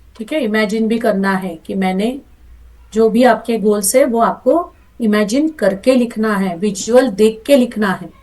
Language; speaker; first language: Hindi; non-native, local second language; Marathi